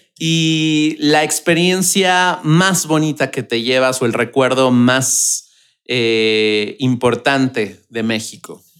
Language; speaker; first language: Spanish; native; Spanish